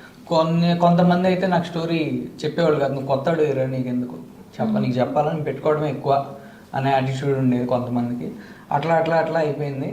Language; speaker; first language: Telugu; native; Telugu